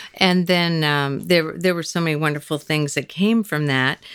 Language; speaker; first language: English; native; English